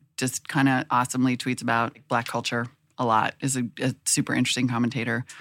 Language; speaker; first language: English; native; English